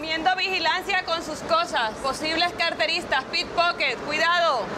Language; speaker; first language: Spanish; native; Spanish